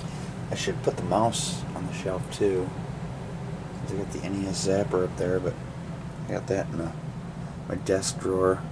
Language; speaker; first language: English; native; English